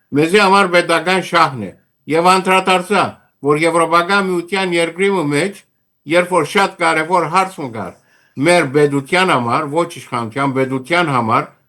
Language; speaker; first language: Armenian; early bilingual, heritage; Armenian